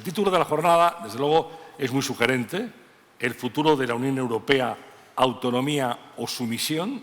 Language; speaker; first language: Spanish; native; Spanish